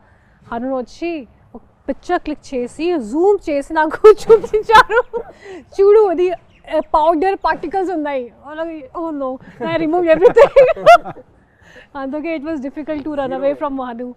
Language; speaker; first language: Telugu; non-native, local second language; Hindi